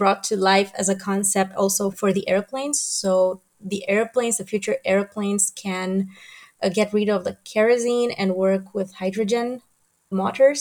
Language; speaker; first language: English; non-native, fluent; Romanian